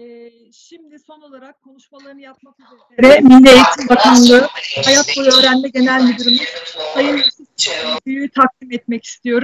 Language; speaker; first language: Turkish; native; Turkish